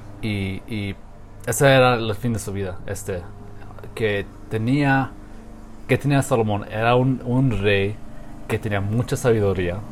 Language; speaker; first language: Spanish; non-native, learner; English